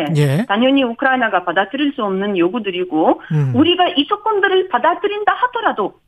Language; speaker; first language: Korean; non-native, fluent; Ukrainian